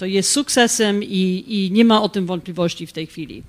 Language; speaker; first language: Polish; non-native, fluent; English